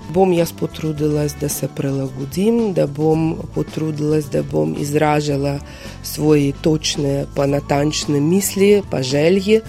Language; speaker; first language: Slovenian; non-native, fluent; Ukrainian